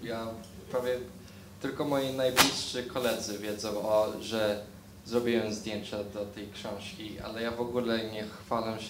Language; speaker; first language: Polish; early bilingual, heritage; Polish